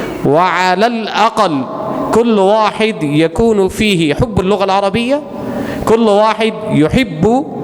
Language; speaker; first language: Arabic; non-native, fluent; Urdu